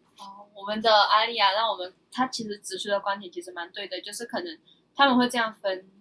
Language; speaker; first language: Chinese; early bilingual, heritage; Chinese